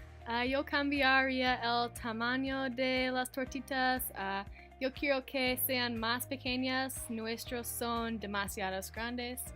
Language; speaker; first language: Spanish; non-native, learner; English